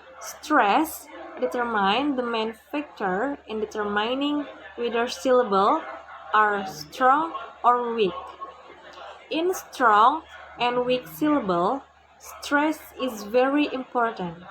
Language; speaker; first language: English; non-native, learner; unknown